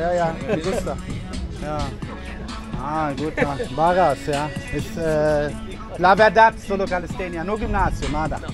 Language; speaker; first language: Spanish; non-native, learner; German